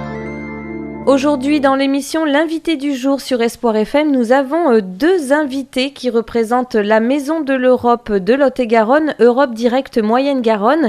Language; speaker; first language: French; native; French